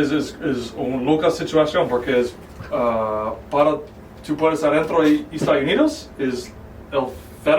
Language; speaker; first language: Spanish; non-native, learner; English